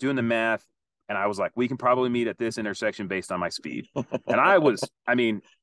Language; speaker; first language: English; native; English